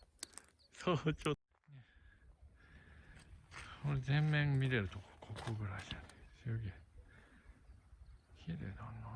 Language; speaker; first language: Japanese; native; Japanese